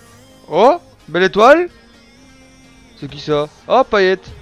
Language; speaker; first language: French; native; French